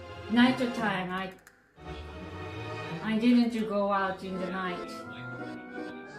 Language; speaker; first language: English; non-native, learner; Japanese